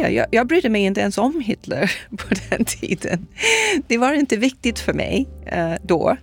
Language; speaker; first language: Swedish; non-native, fluent; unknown